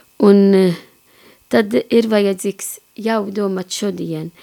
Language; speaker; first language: Latvian; non-native, fluent; Maltese